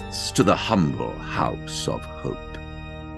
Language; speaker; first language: English; native; English